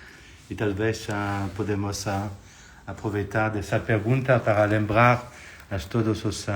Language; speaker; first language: Portuguese; non-native, fluent; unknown